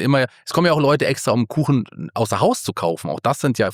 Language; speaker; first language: German; native; German